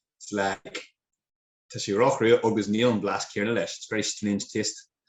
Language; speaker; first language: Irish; non-native, local second language; English